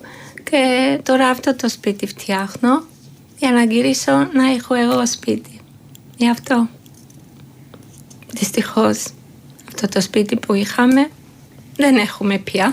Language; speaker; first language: Greek; non-native, fluent; Georgian